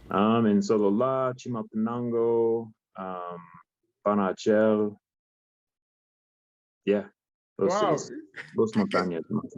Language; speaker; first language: Spanish; non-native, learner; English